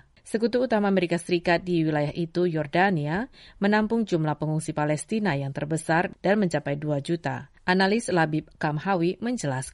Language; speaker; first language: Indonesian; native; Indonesian